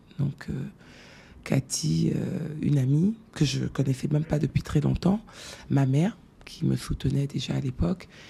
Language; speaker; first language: French; native; French